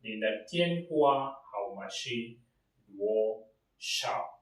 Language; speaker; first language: Chinese; non-native, fluent; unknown